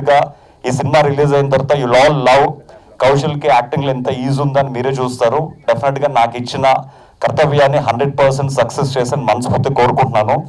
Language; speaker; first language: Telugu; native; Telugu